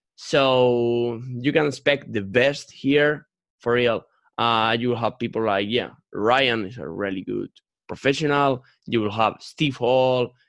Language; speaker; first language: English; non-native, fluent; Spanish